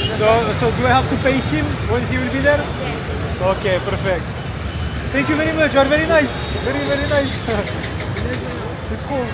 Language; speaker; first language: English; non-native, learner; French